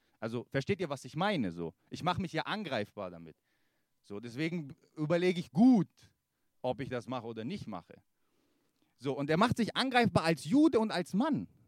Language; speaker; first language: German; early bilingual, other home language; Kurdish